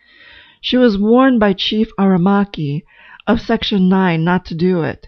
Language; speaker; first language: English; native; English